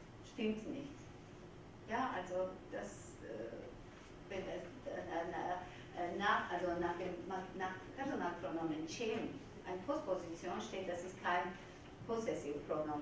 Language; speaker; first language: German; non-native, fluent; Georgian